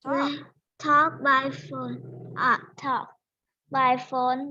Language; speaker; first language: English; non-native, learner; Vietnamese